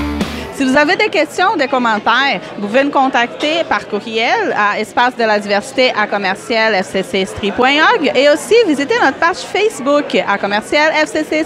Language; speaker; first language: French; native; French